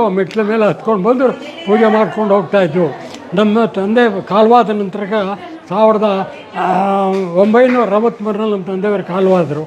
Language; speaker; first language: Kannada; native; Kannada